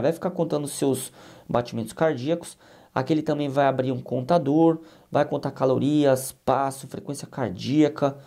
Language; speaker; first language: Portuguese; native; Portuguese